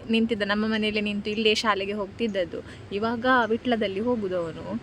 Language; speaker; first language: Kannada; non-native, local second language; Tulu